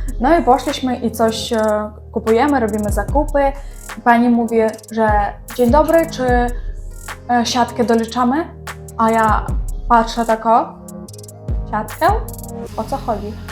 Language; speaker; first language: Polish; non-native, learner; Ukrainian